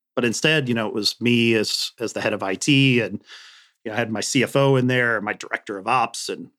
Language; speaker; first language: English; native; English